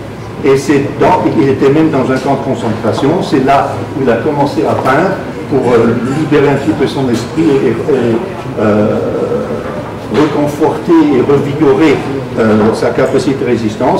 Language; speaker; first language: French; non-native, fluent; German